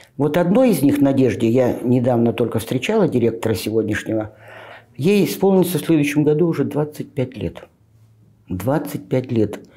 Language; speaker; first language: Russian; native; Russian